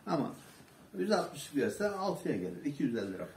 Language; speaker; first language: Turkish; native; Turkish